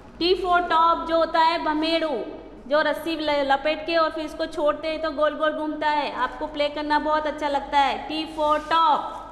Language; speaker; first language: Hindi; non-native, local second language; Gujarati